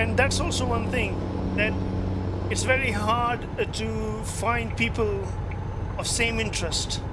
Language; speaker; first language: English; non-native, local second language; Pashto